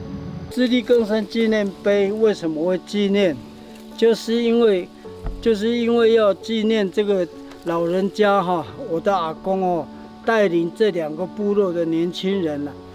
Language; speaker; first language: Chinese; non-native, local second language; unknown